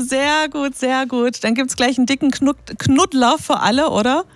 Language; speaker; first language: German; native; German